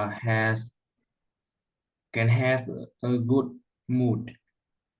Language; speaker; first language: English; non-native, learner; Vietnamese